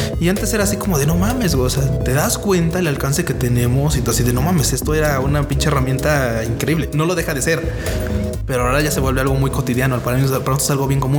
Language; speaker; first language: Spanish; native; Spanish